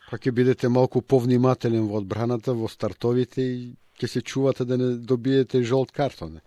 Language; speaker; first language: Macedonian; native; Macedonian